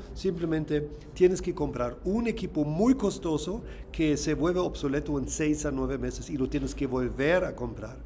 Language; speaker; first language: Spanish; non-native, fluent; German